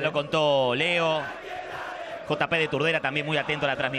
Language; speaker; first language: Spanish; native; Spanish